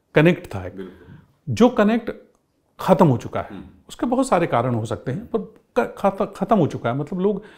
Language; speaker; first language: Hindi; native; Hindi